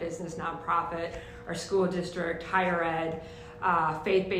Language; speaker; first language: English; native; English